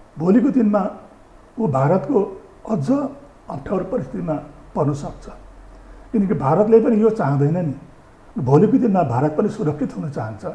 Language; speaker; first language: Nepali; native; Nepali